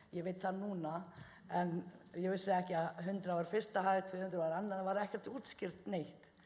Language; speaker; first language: Icelandic; non-native, fluent; Arabic